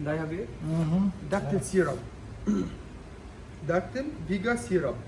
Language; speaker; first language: English; non-native, learner; Arabic